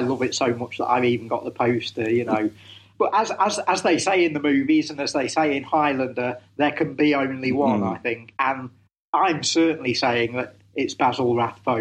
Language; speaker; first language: English; native; English